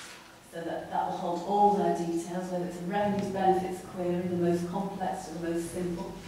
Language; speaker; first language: English; native; English